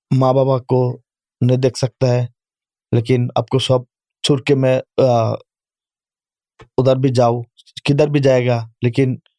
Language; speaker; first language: Urdu; non-native, learner; Bangla